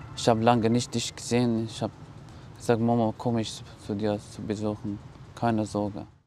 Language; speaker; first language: German; non-native, learner; Persian